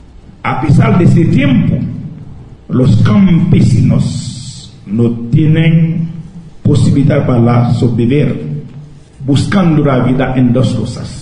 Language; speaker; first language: Spanish; non-native, local second language; Haitian Creole